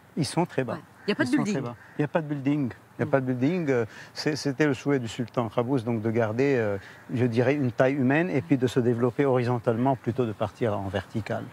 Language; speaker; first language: French; non-native, local second language; Arabic